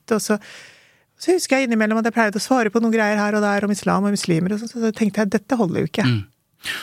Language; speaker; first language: Norwegian; early bilingual, other home language; Urdu